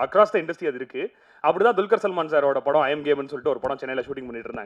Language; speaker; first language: Tamil; native; Tamil